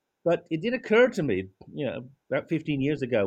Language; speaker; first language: English; native; English